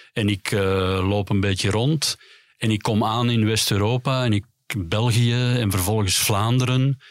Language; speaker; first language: Dutch; native; Dutch